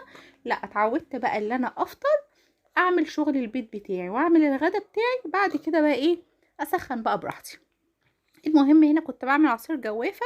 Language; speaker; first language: Arabic; native; Arabic